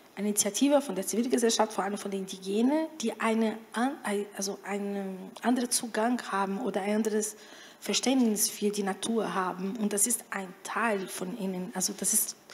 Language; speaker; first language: German; non-native, fluent; Portuguese